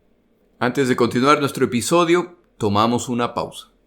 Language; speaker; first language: Spanish; native; Spanish